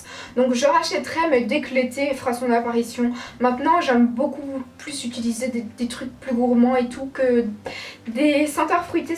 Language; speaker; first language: French; native; French